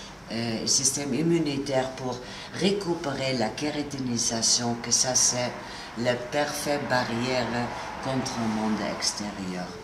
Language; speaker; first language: French; non-native, learner; Italian